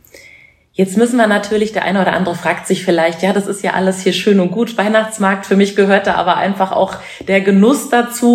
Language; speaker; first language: German; native; German